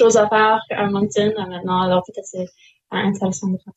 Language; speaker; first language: French; non-native, local second language; English